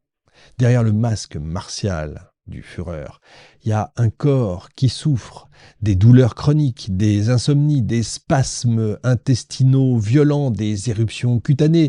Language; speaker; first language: French; native; French